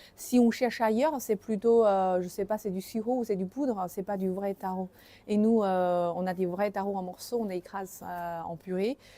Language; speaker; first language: French; non-native, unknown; Chinese